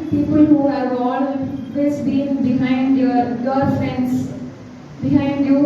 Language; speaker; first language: English; non-native, local second language; Telugu